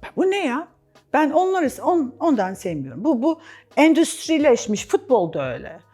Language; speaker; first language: Turkish; non-native, fluent; English